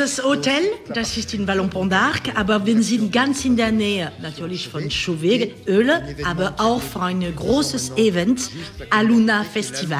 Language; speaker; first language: German; non-native, learner; French